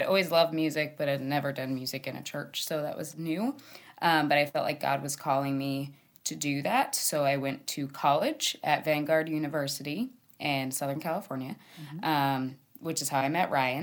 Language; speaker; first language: English; native; English